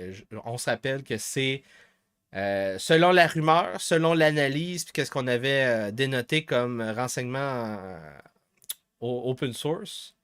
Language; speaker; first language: French; native; French